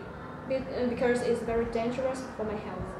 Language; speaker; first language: English; non-native, learner; Vietnamese